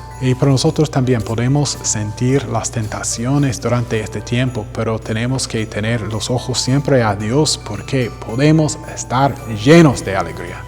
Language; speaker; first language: Spanish; non-native, learner; English